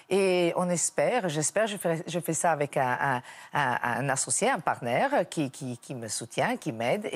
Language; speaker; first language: French; non-native, fluent; Italian